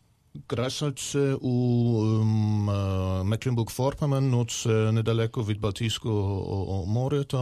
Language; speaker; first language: Ukrainian; non-native, learner; German